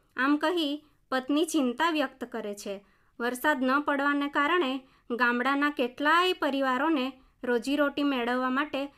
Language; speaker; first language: Gujarati; non-native, local second language; Vasavi